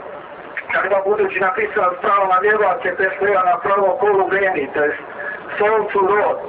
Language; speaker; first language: Russian; non-native, fluent; Serbian